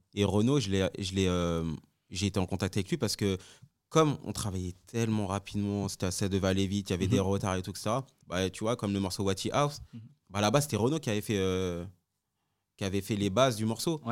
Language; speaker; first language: French; native; French